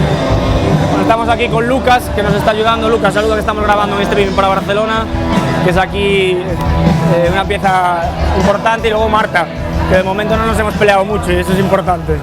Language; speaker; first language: Spanish; native; Spanish